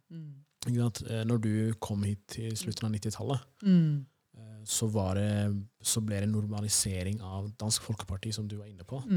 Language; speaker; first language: Norwegian; early bilingual, other home language; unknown